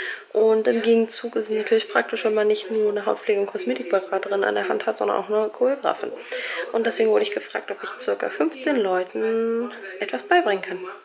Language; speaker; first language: German; native; German